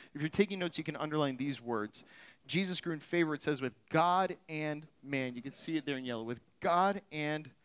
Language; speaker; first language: English; native; English